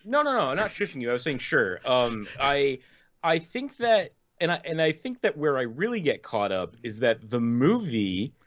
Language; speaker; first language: English; native; English